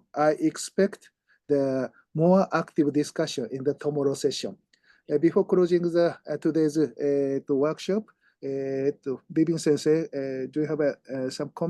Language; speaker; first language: English; non-native, fluent; Japanese